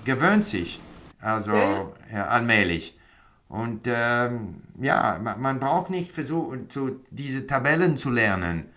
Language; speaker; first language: German; non-native, fluent; English